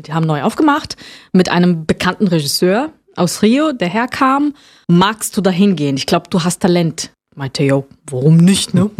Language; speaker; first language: German; non-native, fluent; Portuguese